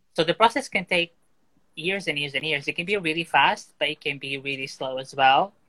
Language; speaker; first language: English; non-native, fluent; Portuguese